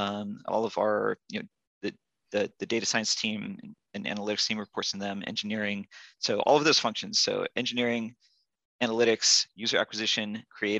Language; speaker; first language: English; native; English